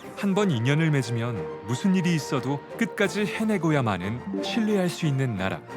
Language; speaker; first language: Korean; native; Korean